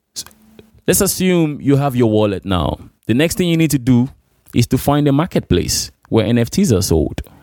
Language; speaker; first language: English; non-native, local second language; Igbo